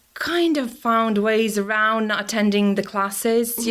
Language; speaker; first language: English; non-native, fluent; Latvian